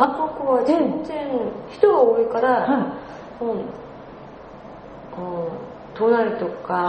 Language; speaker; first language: Japanese; non-native, learner; Korean